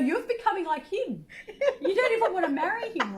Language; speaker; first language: English; native; English